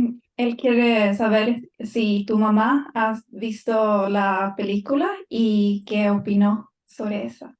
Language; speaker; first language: Spanish; non-native, fluent; Swedish